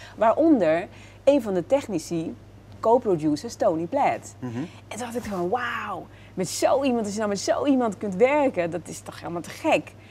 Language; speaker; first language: Dutch; native; Dutch